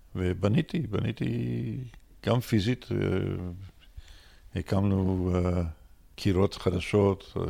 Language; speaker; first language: Hebrew; non-native, fluent; English